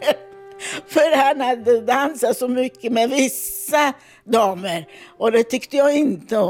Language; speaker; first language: Swedish; non-native, fluent; Italian